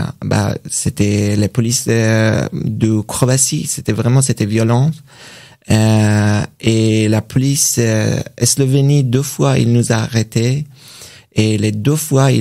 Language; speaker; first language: French; non-native, learner; Persian